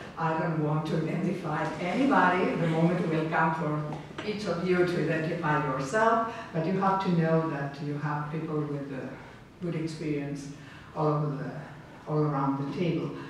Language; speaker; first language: English; non-native, fluent; Spanish